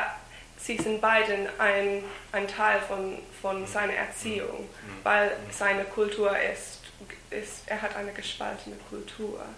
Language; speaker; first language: German; non-native, fluent; English